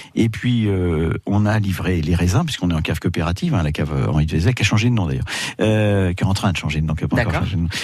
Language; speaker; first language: French; native; French